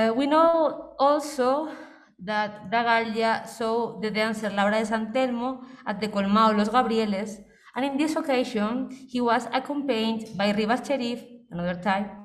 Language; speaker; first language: English; non-native, fluent; Spanish